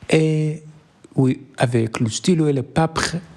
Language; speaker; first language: French; non-native, learner; Arabic